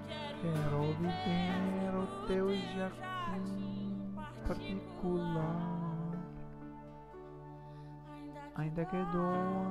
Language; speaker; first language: Portuguese; non-native, learner; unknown